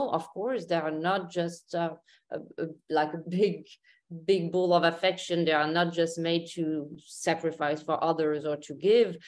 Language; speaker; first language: English; non-native, fluent; Arabic